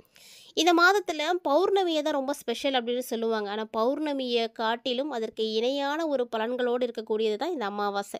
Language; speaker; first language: Tamil; native; Tamil